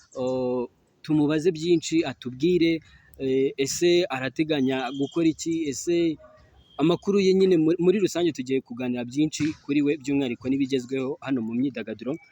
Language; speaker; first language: Kinyarwanda; native; Kinyarwanda